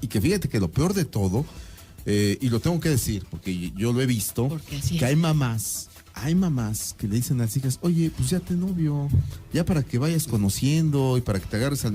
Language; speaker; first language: Spanish; native; Spanish